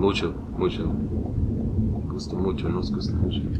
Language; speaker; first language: Spanish; non-native, learner; English